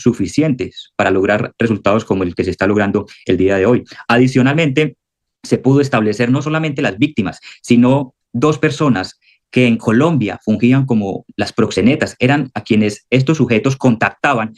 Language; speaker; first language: Spanish; native; Spanish